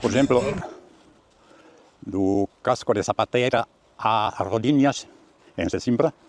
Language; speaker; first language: Portuguese; non-native, learner; Finnish